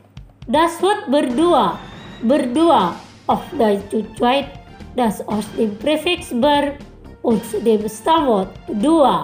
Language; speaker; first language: German; non-native, learner; Indonesian